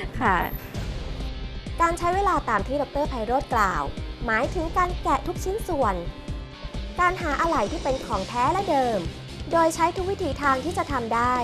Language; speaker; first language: Thai; native; Thai